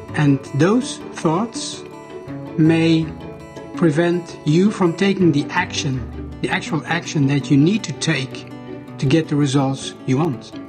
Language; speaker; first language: English; non-native, fluent; Dutch